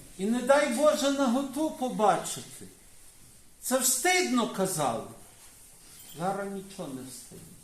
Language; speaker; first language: Ukrainian; native; Ukrainian